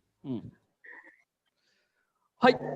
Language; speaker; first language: Japanese; non-native, learner; Hindi